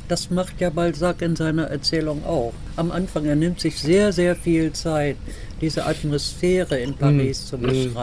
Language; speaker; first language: German; native; German